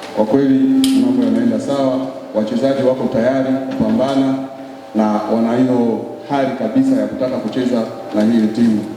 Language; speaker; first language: Swahili; native; Swahili